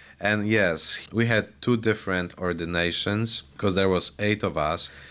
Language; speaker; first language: English; non-native, fluent; Polish